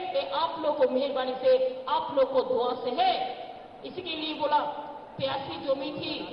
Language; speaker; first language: Hindi; non-native, local second language; Bangla